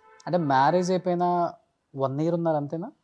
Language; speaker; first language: Telugu; native; Telugu